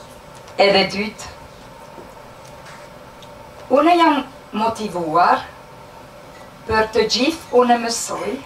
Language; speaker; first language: Albanian; non-native, learner; Swiss German